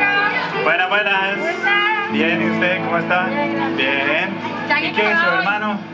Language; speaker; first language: Spanish; non-native, fluent; French